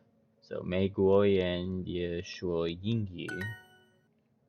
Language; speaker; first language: Chinese; non-native, learner; English